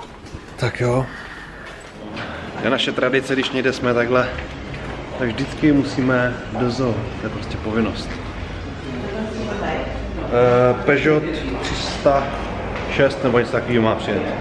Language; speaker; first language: Czech; native; Czech